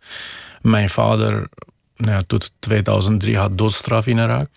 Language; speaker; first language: Dutch; non-native, fluent; Kurdish